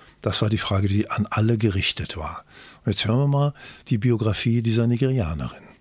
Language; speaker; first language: German; native; German